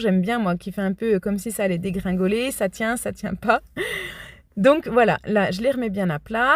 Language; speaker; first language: French; native; French